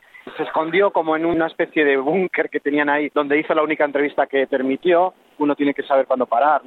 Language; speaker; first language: Spanish; native; Spanish